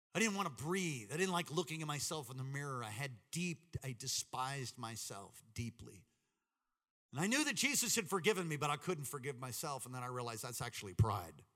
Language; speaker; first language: English; native; English